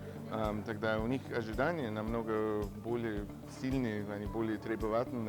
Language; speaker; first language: Russian; non-native, fluent; English